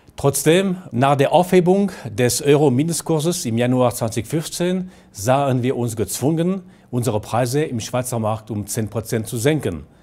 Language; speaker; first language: German; native; German